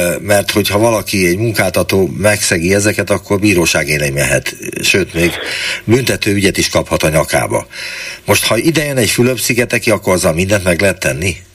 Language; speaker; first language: Hungarian; native; Hungarian